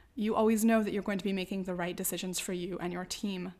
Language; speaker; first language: English; native; English